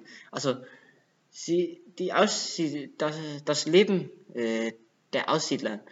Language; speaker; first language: German; non-native, learner; Danish